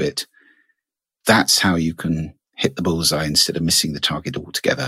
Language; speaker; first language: English; native; English